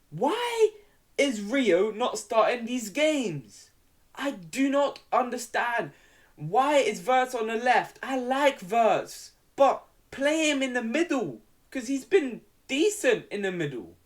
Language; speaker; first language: English; native; English